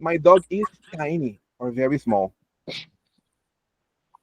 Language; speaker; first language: English; non-native, fluent; Portuguese